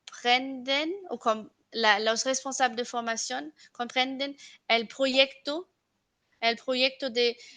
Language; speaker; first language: Spanish; non-native, fluent; French